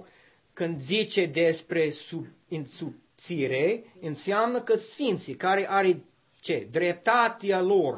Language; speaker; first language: Romanian; non-native, learner; English